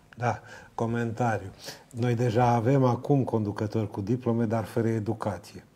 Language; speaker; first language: Romanian; native; Romanian